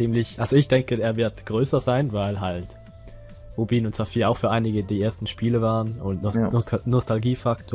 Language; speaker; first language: German; native; German